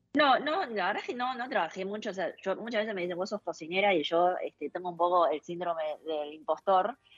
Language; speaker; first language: Spanish; early bilingual, other home language; Chinese